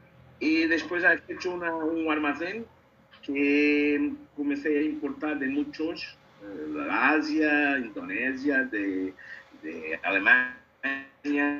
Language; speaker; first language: Spanish; non-native, learner; Portuguese